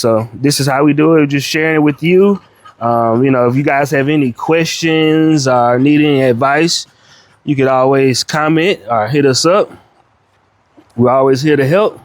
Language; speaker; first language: English; native; English